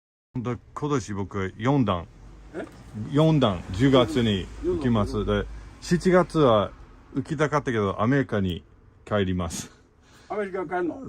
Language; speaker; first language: Japanese; non-native, learner; English